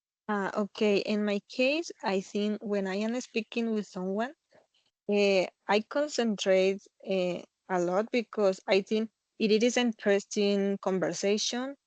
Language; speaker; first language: English; non-native, learner; Spanish